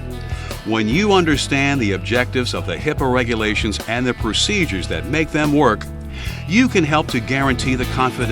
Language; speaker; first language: English; native; English